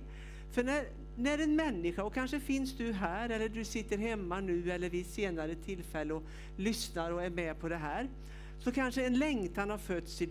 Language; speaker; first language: Swedish; native; Swedish